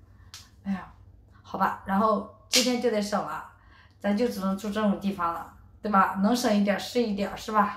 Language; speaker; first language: Chinese; native; Chinese